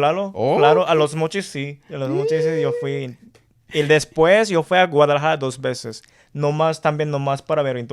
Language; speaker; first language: Spanish; non-native, learner; Japanese